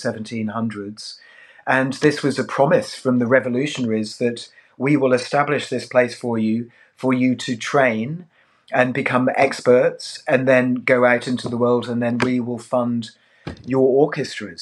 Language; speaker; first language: English; native; English